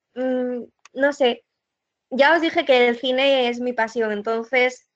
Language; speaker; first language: Spanish; native; Spanish